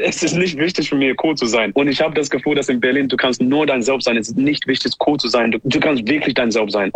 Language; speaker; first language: German; non-native, learner; English